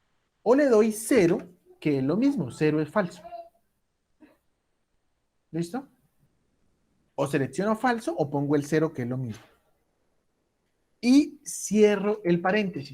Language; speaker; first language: Spanish; native; Spanish